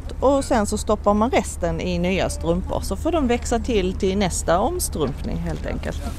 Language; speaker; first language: Swedish; native; Swedish